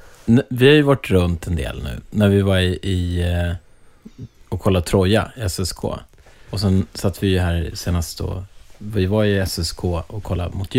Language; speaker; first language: Swedish; native; Swedish